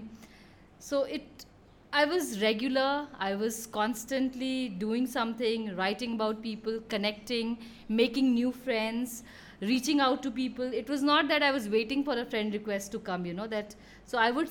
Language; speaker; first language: English; non-native, local second language; Hindi